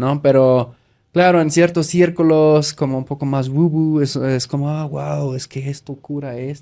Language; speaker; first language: Spanish; native; Spanish